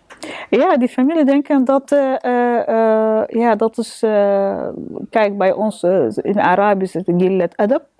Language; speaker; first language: Dutch; non-native, learner; Arabic